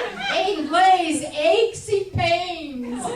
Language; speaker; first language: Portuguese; non-native, fluent; English